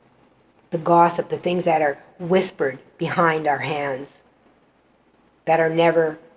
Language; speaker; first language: English; native; English